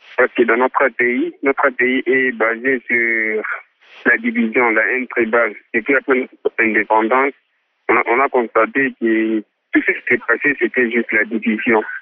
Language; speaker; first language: French; non-native, local second language; Swahili